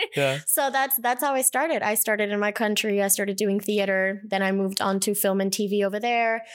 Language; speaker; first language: English; early bilingual, other home language; Spanish